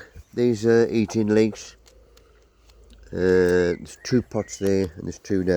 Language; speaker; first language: English; native; English